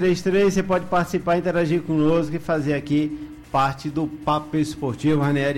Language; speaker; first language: Portuguese; native; Portuguese